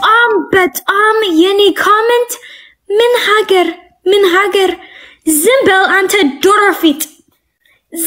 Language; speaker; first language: Amharic; non-native, learner; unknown